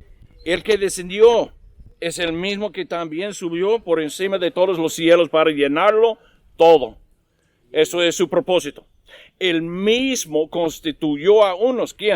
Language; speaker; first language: Spanish; non-native, learner; English